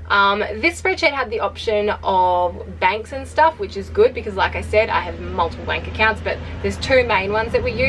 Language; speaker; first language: English; native; English